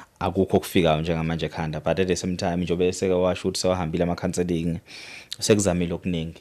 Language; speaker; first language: Zulu; native; Zulu